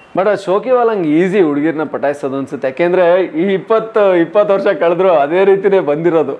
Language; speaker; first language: Kannada; native; Kannada